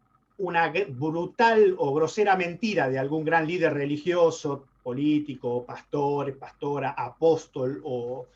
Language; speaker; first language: Spanish; native; Spanish